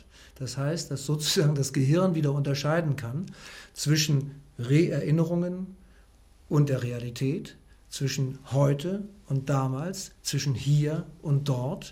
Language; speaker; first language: German; native; German